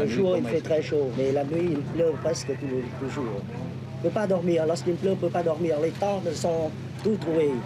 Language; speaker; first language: French; non-native, fluent; Vietnamese